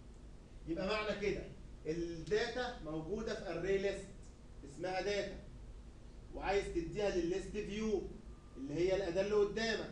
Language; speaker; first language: Arabic; native; Arabic